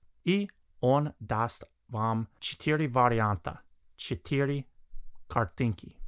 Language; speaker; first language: Russian; non-native, fluent; English